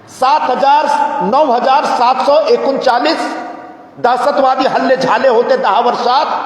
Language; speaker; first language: Hindi; native; Hindi